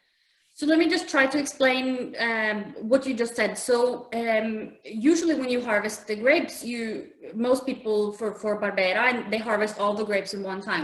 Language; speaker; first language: English; non-native, fluent; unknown